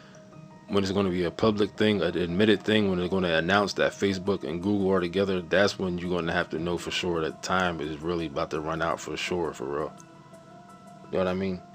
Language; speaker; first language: English; native; English